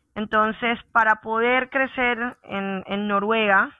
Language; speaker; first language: Spanish; native; Spanish